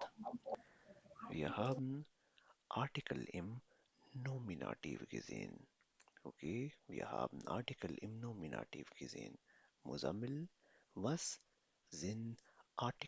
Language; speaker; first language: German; non-native, fluent; Urdu